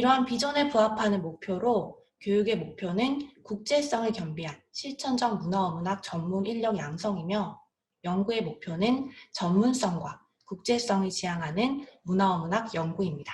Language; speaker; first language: Korean; native; Korean